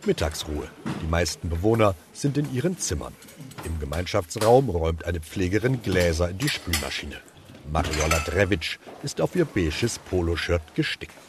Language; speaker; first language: German; native; German